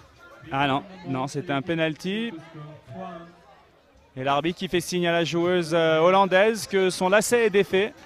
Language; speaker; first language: French; native; French